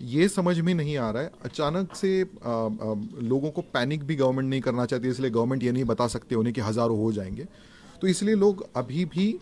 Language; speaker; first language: Hindi; non-native, local second language; Marathi